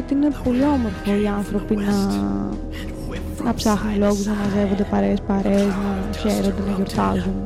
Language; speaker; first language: Greek; native; Greek